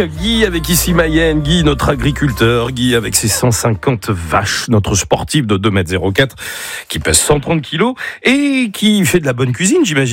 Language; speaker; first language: French; native; French